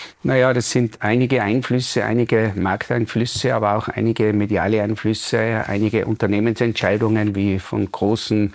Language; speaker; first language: German; native; German